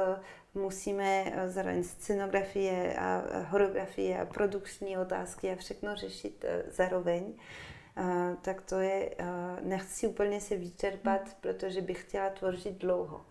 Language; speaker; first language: Czech; non-native, fluent; French